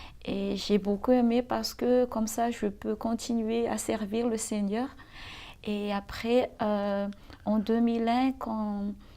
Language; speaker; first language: French; non-native, local second language; Malagasy